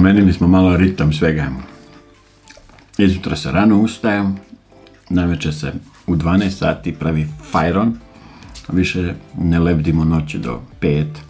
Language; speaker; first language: Serbian; native; Serbian